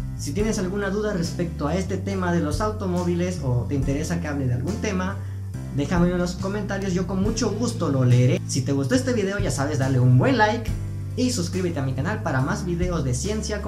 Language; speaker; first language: Spanish; native; Spanish